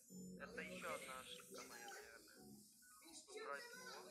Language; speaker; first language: Russian; native; Russian